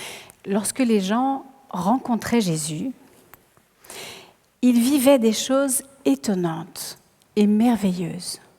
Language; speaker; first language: French; native; French